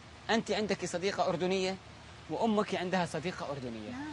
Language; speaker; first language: Arabic; native; Arabic